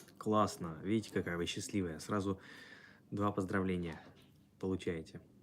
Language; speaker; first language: Russian; native; Russian